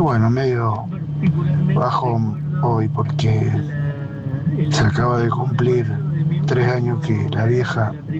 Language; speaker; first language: Spanish; native; Spanish